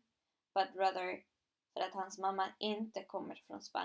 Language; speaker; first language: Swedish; non-native, fluent; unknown